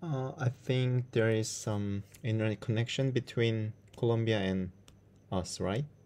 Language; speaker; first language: English; non-native, fluent; Korean